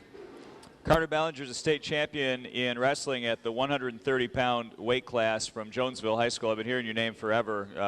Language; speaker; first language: English; native; English